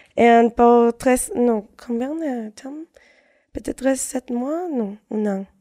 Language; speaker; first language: French; non-native, learner; Spanish